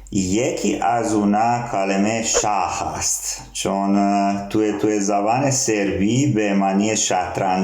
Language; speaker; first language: Persian; non-native, learner; Serbian